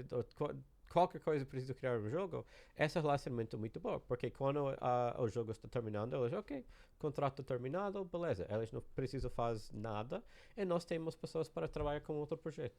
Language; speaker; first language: Portuguese; non-native, learner; English